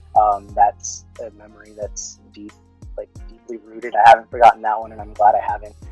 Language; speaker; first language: English; early bilingual, other home language; Filipino